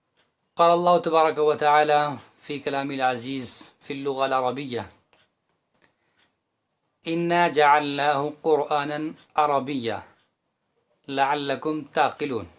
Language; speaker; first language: Arabic; non-native, fluent; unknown